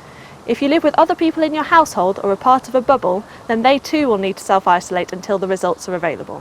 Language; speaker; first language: English; native; English